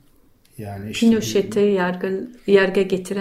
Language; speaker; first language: Turkish; non-native, fluent; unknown